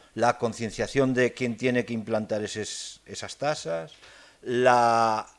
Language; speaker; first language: Spanish; non-native, local second language; Galician